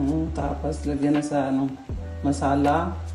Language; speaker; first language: Filipino; non-native, learner; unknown